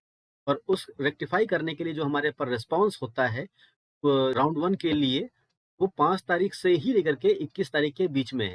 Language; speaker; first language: Hindi; native; Hindi